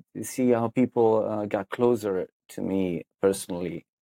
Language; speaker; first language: English; non-native, fluent; Italian